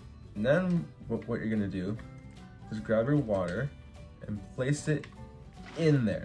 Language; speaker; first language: English; native; English